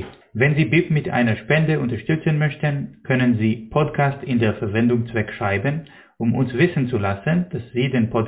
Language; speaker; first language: German; non-native, fluent; Hebrew